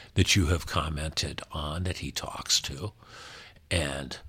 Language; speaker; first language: English; native; English